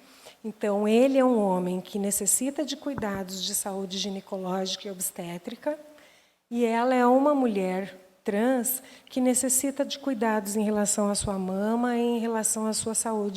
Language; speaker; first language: Portuguese; native; Portuguese